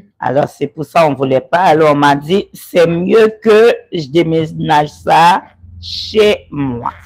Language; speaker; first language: French; non-native, local second language; Haitian Creole